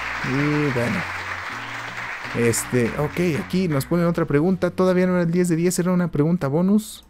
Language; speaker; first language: Spanish; native; Spanish